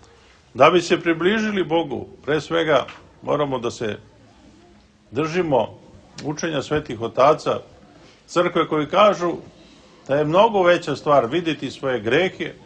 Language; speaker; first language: Serbian; native; Serbian